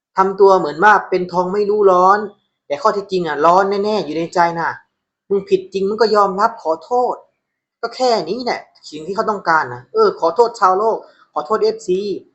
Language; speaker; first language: Thai; native; Thai